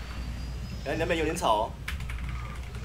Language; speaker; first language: Chinese; native; Chinese